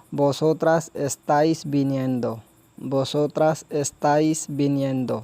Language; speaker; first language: Spanish; non-native, fluent; Urdu